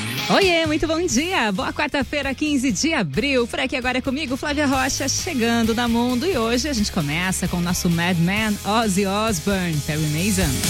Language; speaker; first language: Portuguese; native; Portuguese